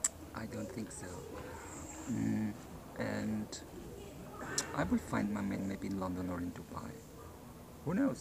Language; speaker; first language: English; non-native, fluent; German